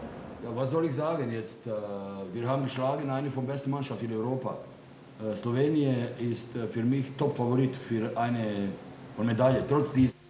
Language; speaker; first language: German; non-native, fluent; Russian